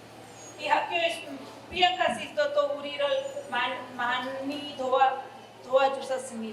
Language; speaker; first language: Korean; non-native, learner; Hindi